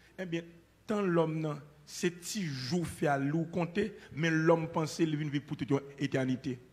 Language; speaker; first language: French; non-native, local second language; Haitian Creole